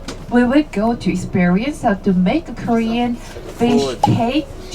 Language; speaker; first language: English; non-native, learner; Korean